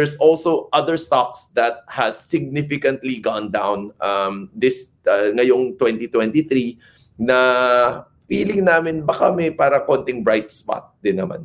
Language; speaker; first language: English; non-native, local second language; Cebuano